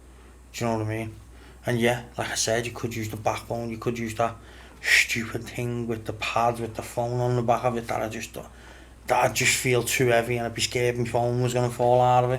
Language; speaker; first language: English; native; English